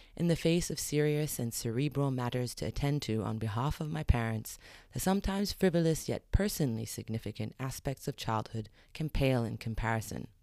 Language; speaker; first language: English; early bilingual, other home language; Arabic